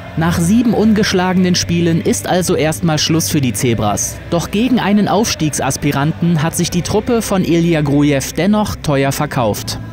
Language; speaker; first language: German; native; German